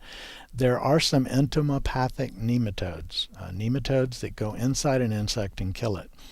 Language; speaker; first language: English; native; English